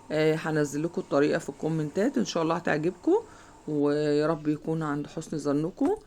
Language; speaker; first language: Arabic; native; Arabic